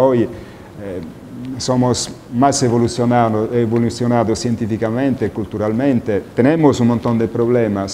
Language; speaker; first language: Spanish; non-native, fluent; Italian